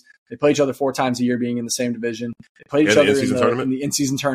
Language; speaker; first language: English; native; English